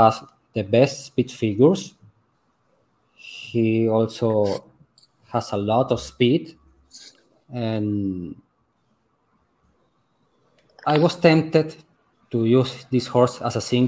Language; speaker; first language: English; non-native, learner; Spanish